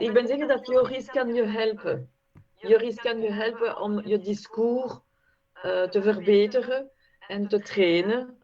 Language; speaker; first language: Dutch; non-native, fluent; French